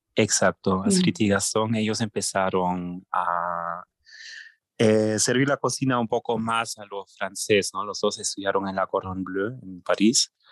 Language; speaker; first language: Spanish; early bilingual, heritage; German